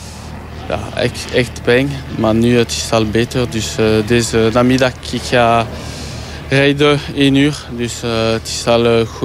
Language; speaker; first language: Dutch; non-native, learner; French